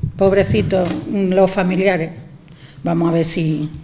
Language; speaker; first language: Spanish; native; Spanish